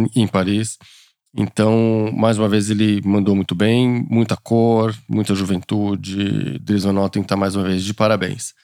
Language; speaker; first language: Portuguese; non-native, fluent; French